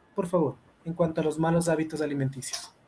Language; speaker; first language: Spanish; native; Spanish